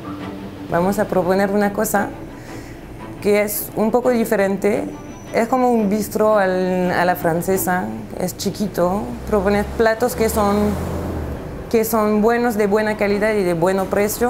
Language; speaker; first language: Spanish; non-native, fluent; French